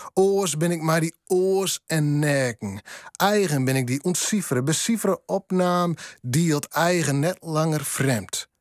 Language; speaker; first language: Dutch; non-native, local second language; Western Frisian